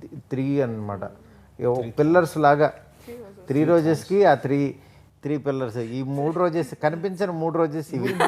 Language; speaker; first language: Telugu; native; Telugu